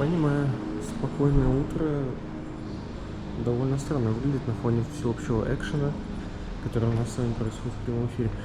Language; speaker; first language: Russian; native; Russian